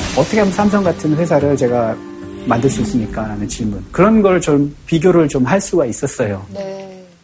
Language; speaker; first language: Korean; native; Korean